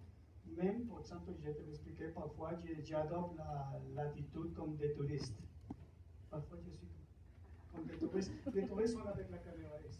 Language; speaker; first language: French; non-native, fluent; Spanish